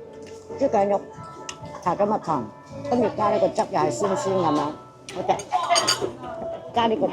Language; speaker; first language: Cantonese; native; Cantonese